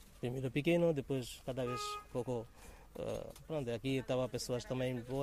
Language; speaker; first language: Portuguese; non-native, learner; Bangla